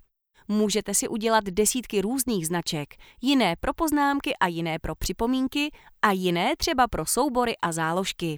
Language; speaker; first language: Czech; native; Czech